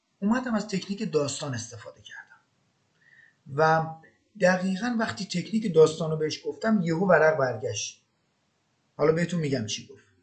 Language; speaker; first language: Persian; non-native, local second language; Azerbaijani